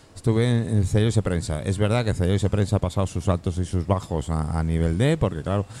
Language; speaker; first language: Spanish; non-native, fluent; English